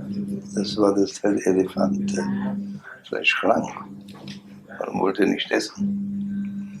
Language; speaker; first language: German; non-native, learner; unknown